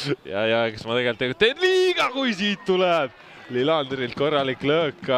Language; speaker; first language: Estonian; native; Estonian